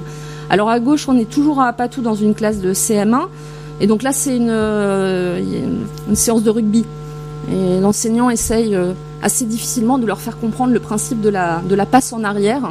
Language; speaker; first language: French; native; French